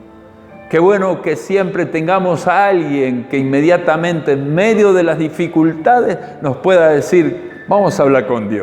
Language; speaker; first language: Spanish; native; Spanish